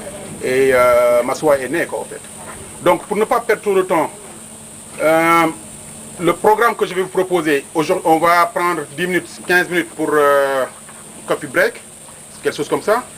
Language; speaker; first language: French; non-native, local second language; Wolof